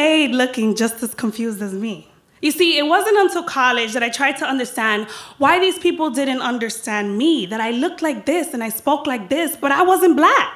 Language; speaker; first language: English; early bilingual, other home language; Spanish